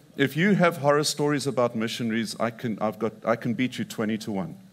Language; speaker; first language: English; native; English